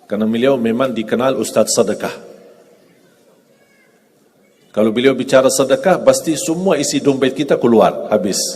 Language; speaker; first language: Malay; non-native, fluent; Arabic